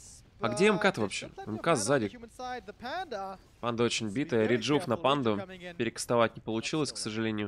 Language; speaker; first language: Russian; native; Russian